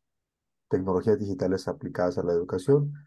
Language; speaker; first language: Spanish; native; Spanish